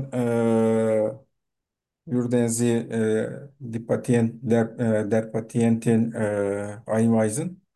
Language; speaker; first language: German; non-native, fluent; Turkish